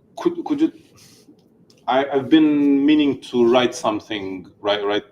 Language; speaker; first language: English; non-native, fluent; Romanian